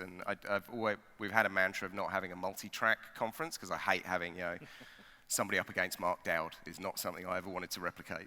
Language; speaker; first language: English; native; English